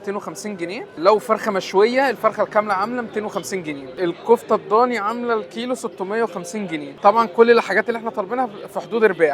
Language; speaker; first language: Arabic; native; Arabic